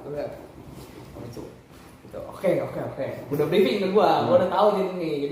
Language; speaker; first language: Indonesian; native; Indonesian